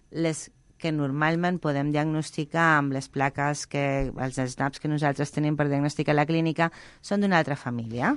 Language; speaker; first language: Catalan; non-native, local second language; Spanish